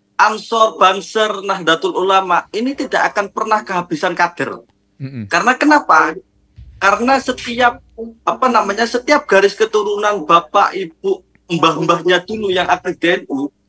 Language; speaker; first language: Indonesian; non-native, local second language; Madurese